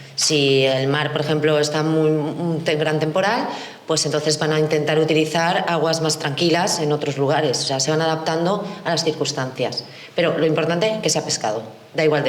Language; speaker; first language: Spanish; native; Spanish